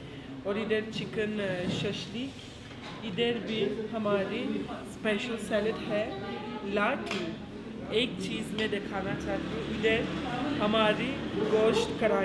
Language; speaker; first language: Hindi; non-native, fluent; Turkish